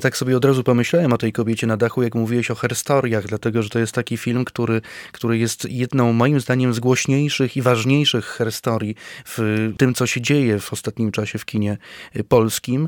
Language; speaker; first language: Polish; native; Polish